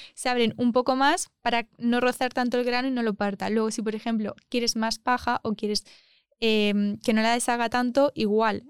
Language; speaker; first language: Spanish; native; Spanish